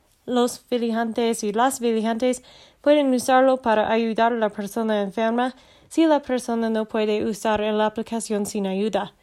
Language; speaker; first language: Spanish; non-native, learner; English